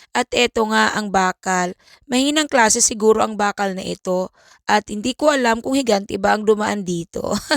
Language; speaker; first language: Filipino; native; Filipino